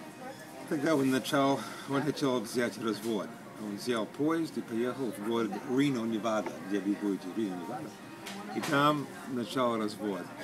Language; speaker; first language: Russian; early bilingual, heritage; Russian